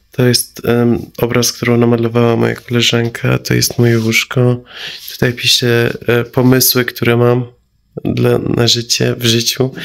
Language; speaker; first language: Polish; non-native, fluent; Persian